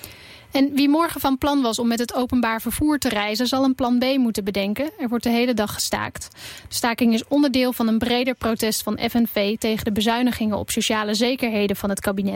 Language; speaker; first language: Dutch; native; Dutch